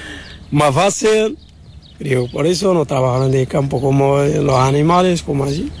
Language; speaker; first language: Spanish; non-native, learner; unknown